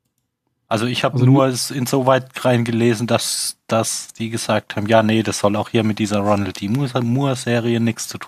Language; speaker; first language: German; native; German